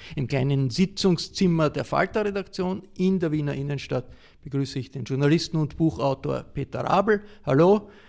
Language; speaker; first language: German; native; German